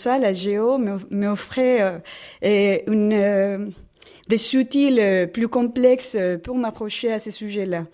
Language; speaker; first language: French; non-native, fluent; Spanish